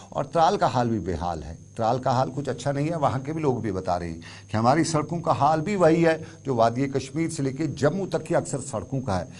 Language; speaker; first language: Urdu; non-native, local second language; Kashmiri